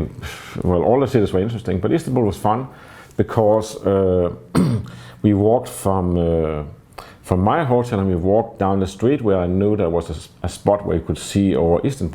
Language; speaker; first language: English; non-native, fluent; Danish